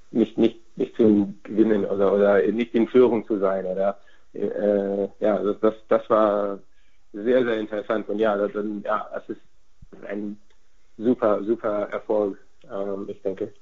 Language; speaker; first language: German; non-native, fluent; Hungarian